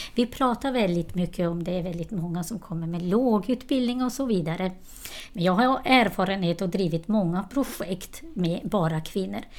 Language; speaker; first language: Swedish; non-native, fluent; Albanian